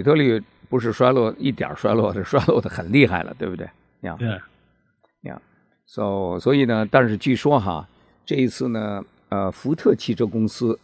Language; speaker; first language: Chinese; native; Chinese